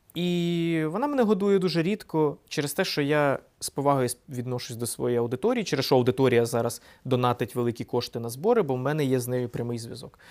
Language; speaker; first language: Ukrainian; non-native, local second language; Russian